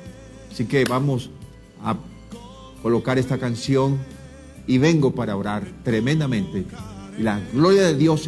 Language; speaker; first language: Spanish; native; Spanish